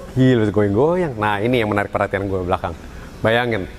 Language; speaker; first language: Indonesian; early bilingual, heritage; Indonesian